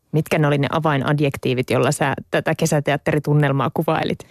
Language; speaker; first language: Finnish; native; Finnish